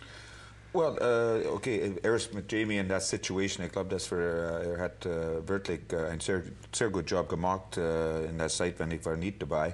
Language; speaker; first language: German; non-native, learner; English